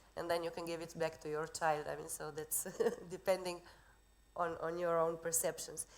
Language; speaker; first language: English; non-native, fluent; Slovenian